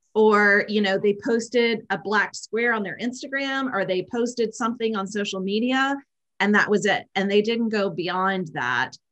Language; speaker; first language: English; native; English